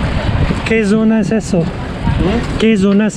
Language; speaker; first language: Spanish; non-native, learner; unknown